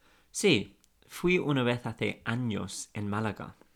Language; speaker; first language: Spanish; non-native, fluent; English